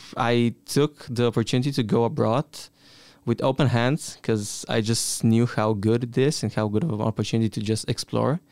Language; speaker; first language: English; non-native, fluent; Bulgarian